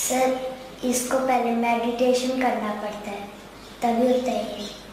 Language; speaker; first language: Hindi; native; Hindi